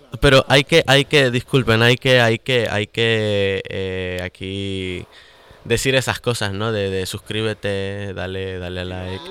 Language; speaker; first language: Spanish; native; Spanish